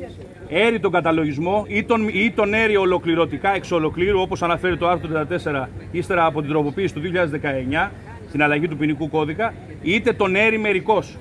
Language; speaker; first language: Greek; native; Greek